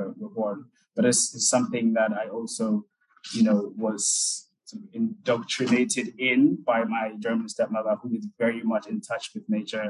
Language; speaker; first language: English; non-native, local second language; Akan